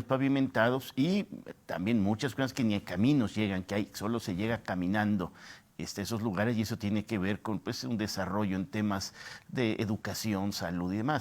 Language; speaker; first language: Spanish; native; Spanish